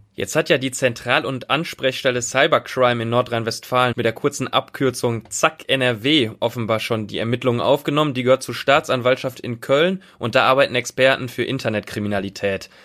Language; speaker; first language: German; native; German